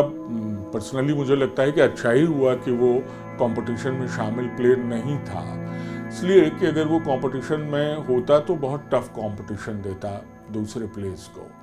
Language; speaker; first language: Hindi; native; Hindi